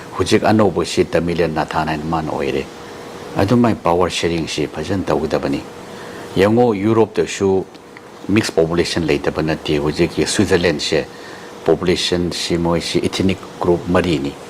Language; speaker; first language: Manipuri; non-native, local second language; Tangkhul Naga (India)